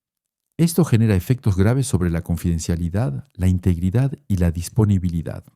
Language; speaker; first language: Spanish; non-native, fluent; French